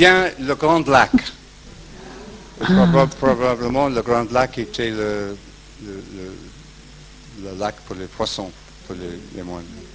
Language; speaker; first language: French; non-native, fluent; English